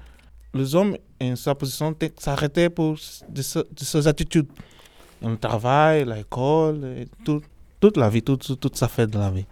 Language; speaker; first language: French; non-native, learner; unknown